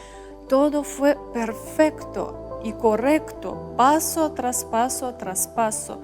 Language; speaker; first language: Spanish; non-native, fluent; Russian